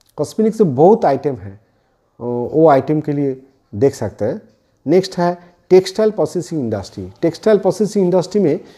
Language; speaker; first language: Hindi; non-native, local second language; Bangla